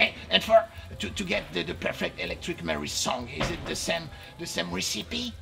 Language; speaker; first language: English; non-native, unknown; French